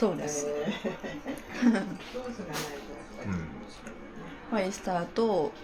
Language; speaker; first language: Japanese; non-native, fluent; Thai